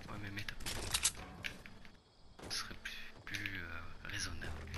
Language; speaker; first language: French; native; French